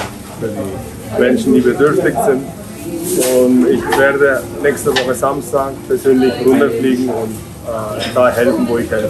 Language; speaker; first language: German; early bilingual, other home language; Turkish